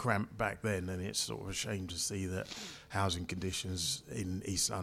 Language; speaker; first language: English; native; English